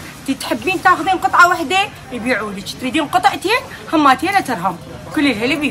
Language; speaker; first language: Arabic; native; Arabic